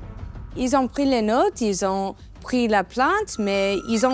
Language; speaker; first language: French; non-native, learner; English